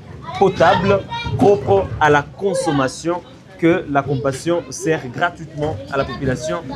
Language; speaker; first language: French; non-native, local second language; Swahili